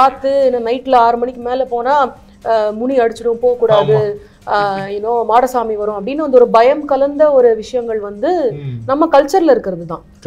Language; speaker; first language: Tamil; native; Tamil